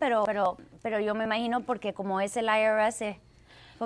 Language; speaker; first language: Spanish; early bilingual, heritage; Spanish